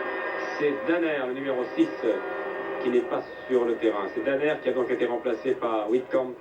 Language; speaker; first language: French; native; French